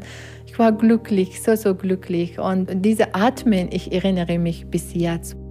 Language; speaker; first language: German; non-native, learner; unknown